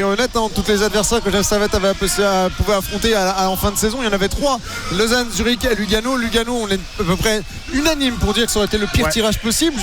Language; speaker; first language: French; native; French